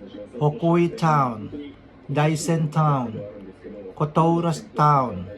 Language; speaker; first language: English; non-native, local second language; Filipino